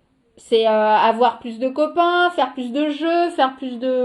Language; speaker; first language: French; native; French